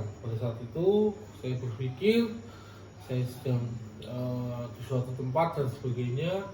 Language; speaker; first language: Indonesian; native; Indonesian